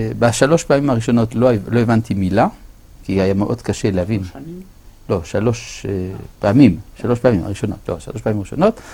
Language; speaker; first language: Hebrew; non-native, fluent; French